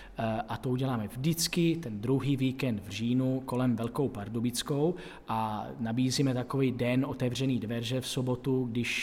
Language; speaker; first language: Czech; non-native, fluent; Italian